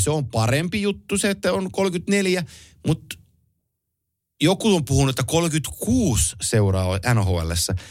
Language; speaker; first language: Finnish; native; Finnish